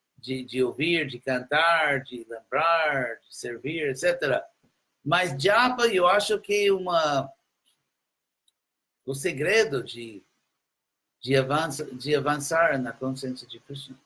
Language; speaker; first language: Portuguese; non-native, fluent; English